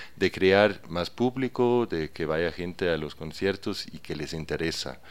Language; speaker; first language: Spanish; non-native, fluent; Danish